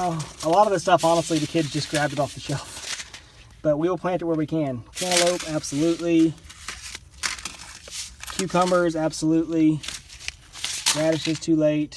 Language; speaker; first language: English; native; English